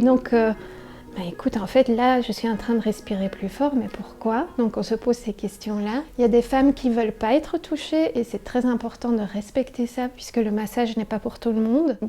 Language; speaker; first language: French; native; French